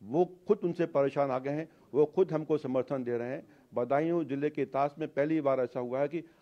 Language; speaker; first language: Hindi; native; Hindi